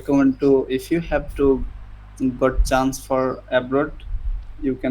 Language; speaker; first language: English; non-native, learner; Bangla